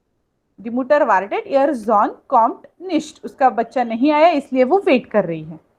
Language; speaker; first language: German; non-native, fluent; Hindi